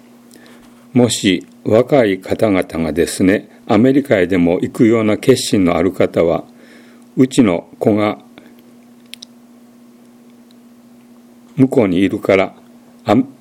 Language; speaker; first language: Japanese; native; Japanese